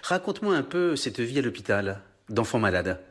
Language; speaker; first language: French; native; French